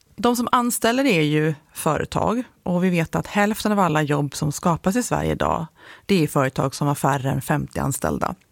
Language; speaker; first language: Swedish; native; Swedish